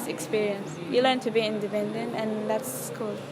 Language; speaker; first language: English; non-native, learner; Malay